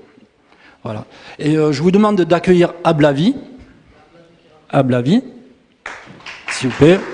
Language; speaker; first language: French; native; French